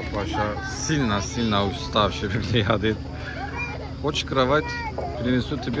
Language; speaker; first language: Russian; non-native, learner; Turkish